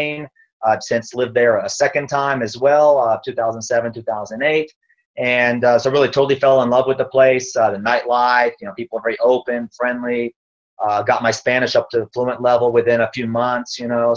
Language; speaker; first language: English; native; English